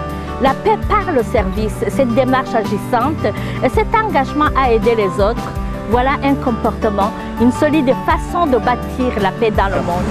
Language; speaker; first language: French; non-native, local second language; Kinyarwanda